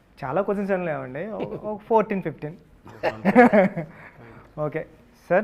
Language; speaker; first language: Telugu; native; Telugu